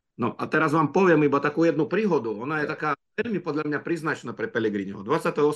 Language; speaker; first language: Slovak; non-native, fluent; Russian